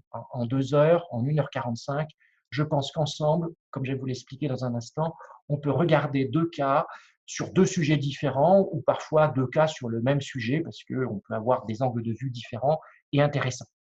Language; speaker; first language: French; native; French